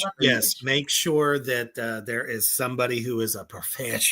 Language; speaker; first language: English; native; English